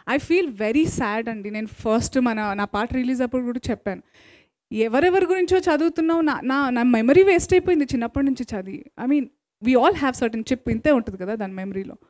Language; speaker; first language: Telugu; native; Telugu